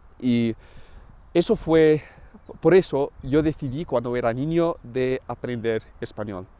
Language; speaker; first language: Spanish; non-native, fluent; English